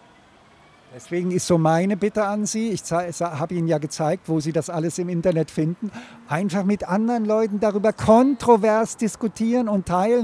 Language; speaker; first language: German; native; German